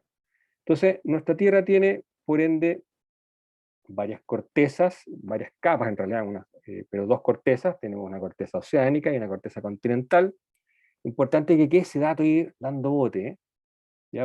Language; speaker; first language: Spanish; native; Spanish